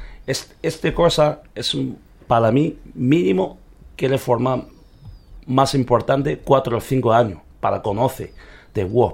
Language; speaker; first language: Spanish; non-native, learner; Chinese